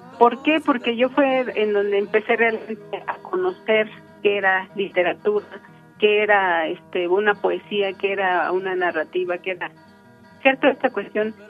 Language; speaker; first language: Spanish; non-native, local second language; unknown